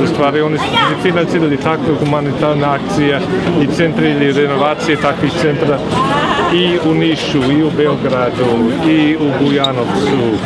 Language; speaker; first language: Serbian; non-native, fluent; English